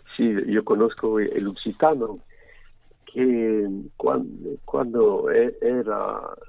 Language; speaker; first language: Italian; early bilingual, other home language; French